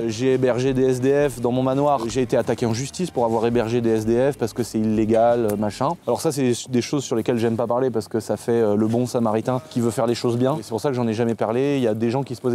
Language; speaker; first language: French; native; French